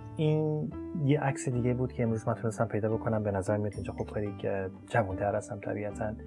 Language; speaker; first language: Persian; native; Persian